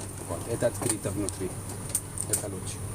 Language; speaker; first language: Russian; non-native, learner; Arabic